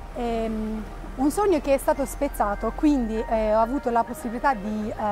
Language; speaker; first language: Italian; non-native, fluent; Albanian